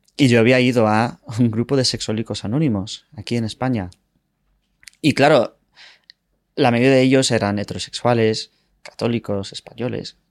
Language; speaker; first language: Spanish; non-native, fluent; English